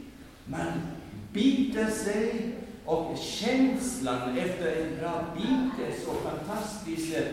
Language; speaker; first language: Swedish; non-native, fluent; German